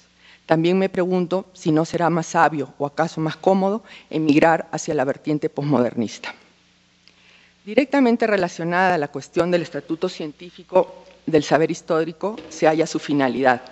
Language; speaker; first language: Spanish; native; Spanish